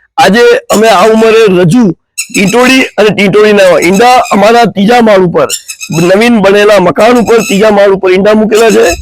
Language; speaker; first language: Gujarati; native; Gujarati